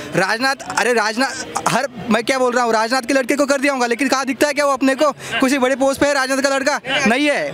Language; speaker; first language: Hindi; non-native, local second language; Marathi